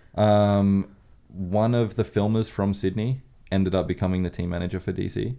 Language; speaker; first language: English; native; English